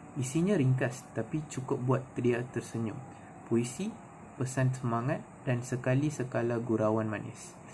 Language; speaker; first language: Malay; non-native, local second language; Tamil